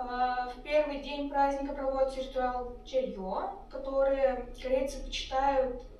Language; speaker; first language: Russian; native; Russian